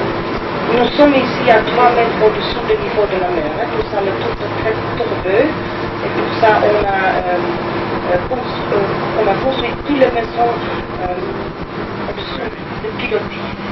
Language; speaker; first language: French; non-native, learner; Dutch